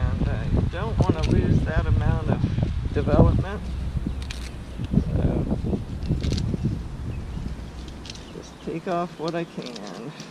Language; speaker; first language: English; native; English